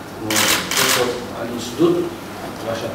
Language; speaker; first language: Russian; non-native, learner; Korean